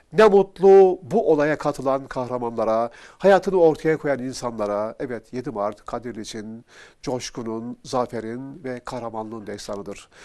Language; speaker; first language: Turkish; native; Turkish